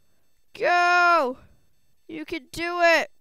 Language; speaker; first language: English; native; English